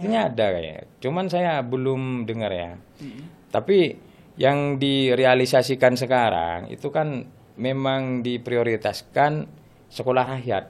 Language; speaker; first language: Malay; non-native, local second language; Madurese